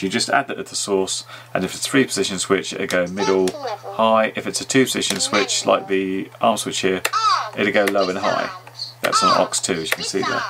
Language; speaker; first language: English; native; English